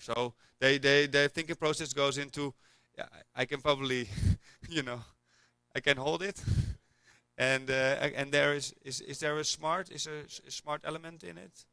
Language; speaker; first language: English; non-native, fluent; Dutch